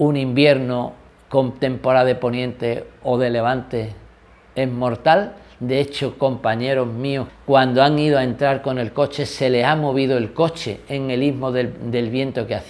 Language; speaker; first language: Spanish; native; Spanish